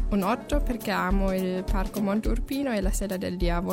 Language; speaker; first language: Italian; non-native, learner; German